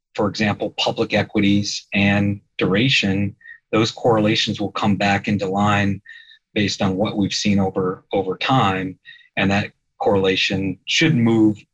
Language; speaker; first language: English; native; English